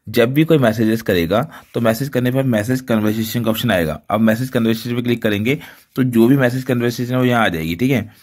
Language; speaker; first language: Hindi; native; Hindi